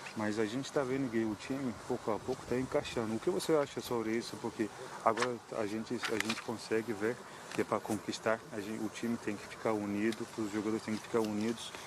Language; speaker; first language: Portuguese; non-native, fluent; Turkish